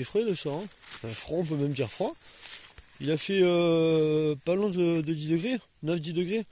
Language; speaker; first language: French; native; French